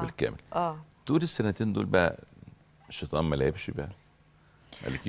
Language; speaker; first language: Arabic; native; Arabic